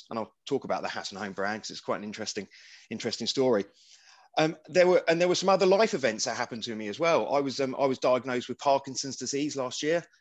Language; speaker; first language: English; native; English